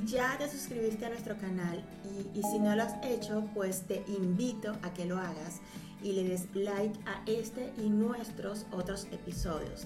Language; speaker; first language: Spanish; native; Spanish